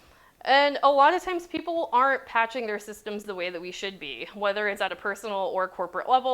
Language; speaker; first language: English; native; English